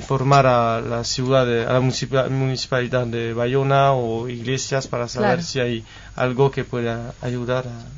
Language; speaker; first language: Spanish; non-native, fluent; French